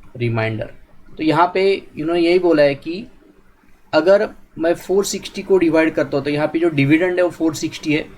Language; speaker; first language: Hindi; non-native, local second language; Marathi